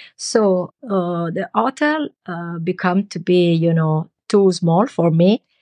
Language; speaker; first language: English; non-native, learner; Italian